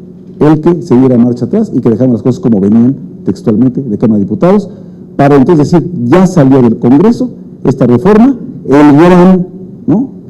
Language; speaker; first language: Spanish; native; Spanish